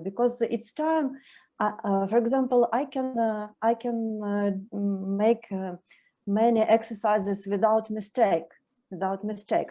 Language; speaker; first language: English; non-native, learner; Russian